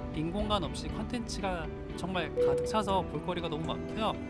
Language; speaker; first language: Korean; native; Korean